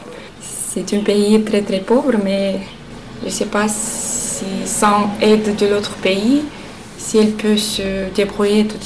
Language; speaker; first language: French; non-native, learner; Romanian